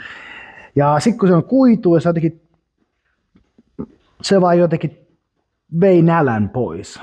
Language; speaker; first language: Finnish; native; Finnish